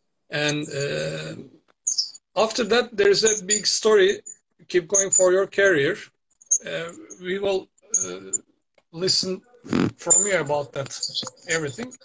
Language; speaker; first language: English; non-native, learner; Turkish